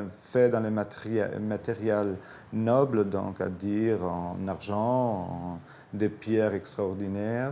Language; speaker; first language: French; non-native, fluent; Portuguese